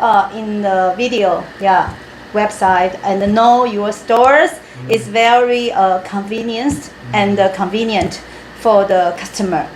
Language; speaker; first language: English; non-native, learner; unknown